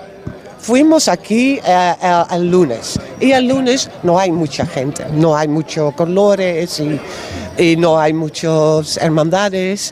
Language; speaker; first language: Spanish; non-native, learner; Dutch